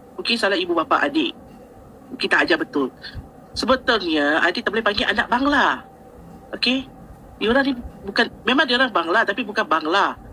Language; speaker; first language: Malay; native; Malay